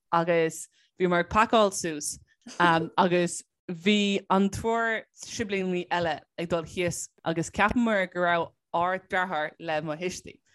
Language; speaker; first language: Irish; non-native, local second language; English